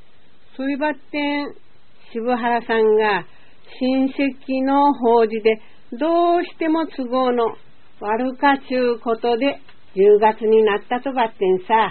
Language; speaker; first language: Japanese; native; Japanese